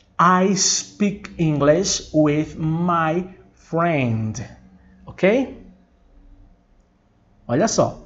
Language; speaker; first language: English; non-native, fluent; Portuguese